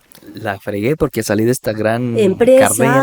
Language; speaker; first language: Spanish; native; Spanish